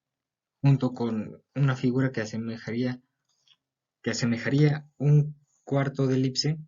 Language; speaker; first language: Spanish; native; Spanish